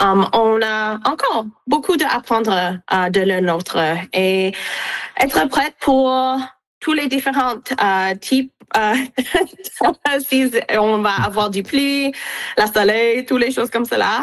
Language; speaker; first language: French; non-native, local second language; English